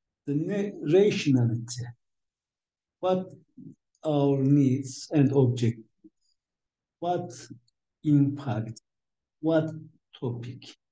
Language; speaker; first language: English; non-native, fluent; Turkish